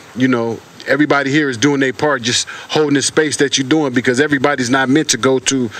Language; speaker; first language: English; native; English